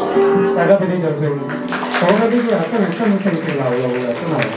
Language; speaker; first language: Cantonese; native; Cantonese